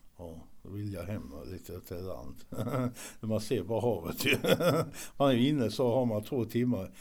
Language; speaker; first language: Swedish; early bilingual, other home language; Norwegian